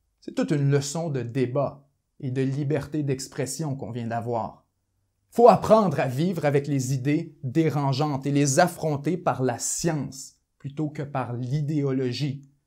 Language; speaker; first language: French; native; French